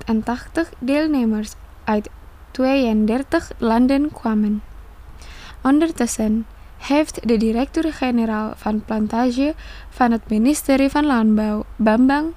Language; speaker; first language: Dutch; non-native, fluent; Indonesian